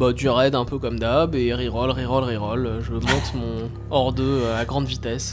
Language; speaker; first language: French; native; French